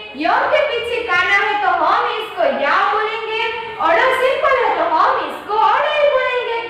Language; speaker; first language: Hindi; non-native, local second language; Gujarati